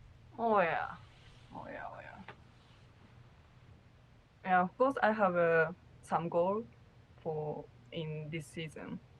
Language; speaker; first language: English; non-native, learner; Japanese